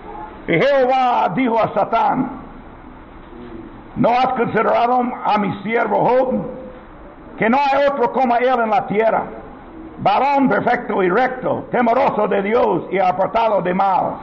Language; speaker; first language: Spanish; non-native, learner; English